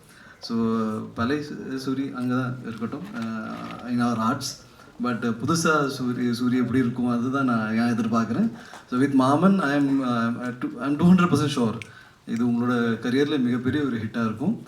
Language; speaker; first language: Tamil; non-native, learner; Malayalam